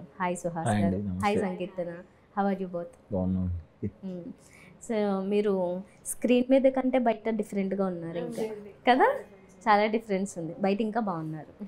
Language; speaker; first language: Telugu; native; Telugu